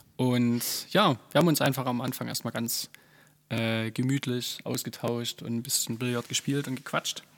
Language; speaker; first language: German; native; German